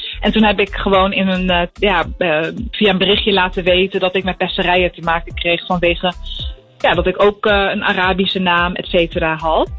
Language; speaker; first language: Dutch; early bilingual, other home language; Arabic